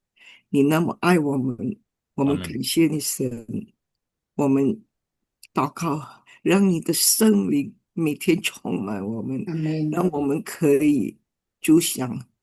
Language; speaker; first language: Chinese; non-native, fluent; Indonesian